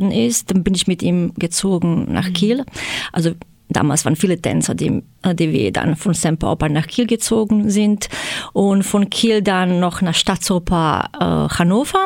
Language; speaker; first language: German; non-native, fluent; Croatian